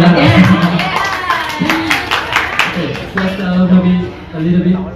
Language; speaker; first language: English; non-native, fluent; Vietnamese